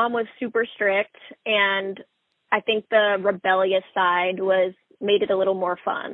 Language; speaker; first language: English; native; English